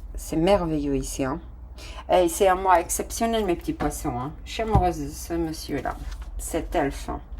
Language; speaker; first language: French; non-native, fluent; Portuguese